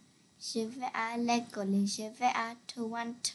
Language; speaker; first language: French; non-native, learner; English